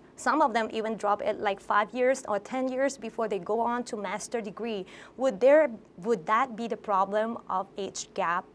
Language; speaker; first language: English; non-native, fluent; Thai